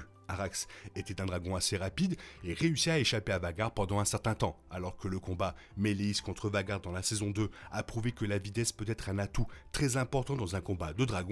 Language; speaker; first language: French; native; French